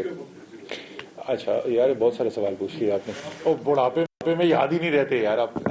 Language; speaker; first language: Urdu; native; Urdu